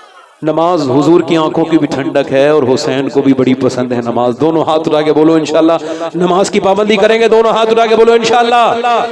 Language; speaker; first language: Urdu; native; Urdu